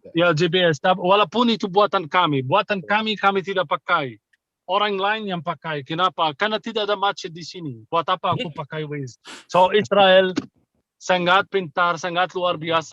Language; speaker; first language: Indonesian; non-native, fluent; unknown